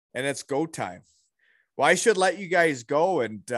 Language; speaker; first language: English; native; English